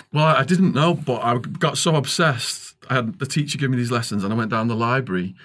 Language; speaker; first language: English; native; English